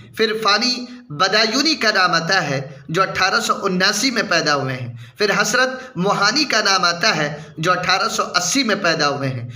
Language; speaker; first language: Urdu; native; Urdu